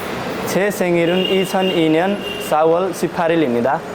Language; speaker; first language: Korean; non-native, learner; Nepali